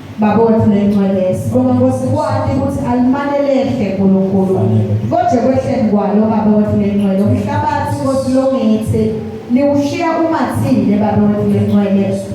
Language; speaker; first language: Zulu; non-native, local second language; Swati